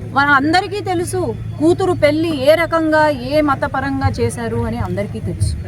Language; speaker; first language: Telugu; native; Telugu